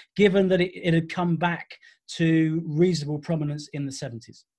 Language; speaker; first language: English; native; English